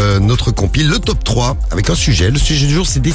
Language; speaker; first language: French; native; French